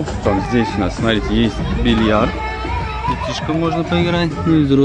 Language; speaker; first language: Russian; native; Russian